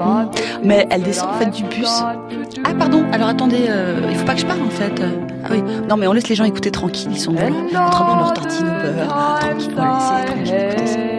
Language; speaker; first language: French; native; French